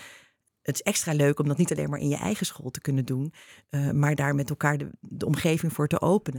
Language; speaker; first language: Dutch; native; Dutch